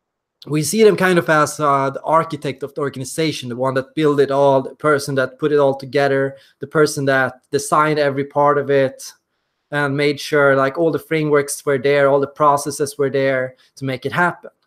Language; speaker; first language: English; non-native, fluent; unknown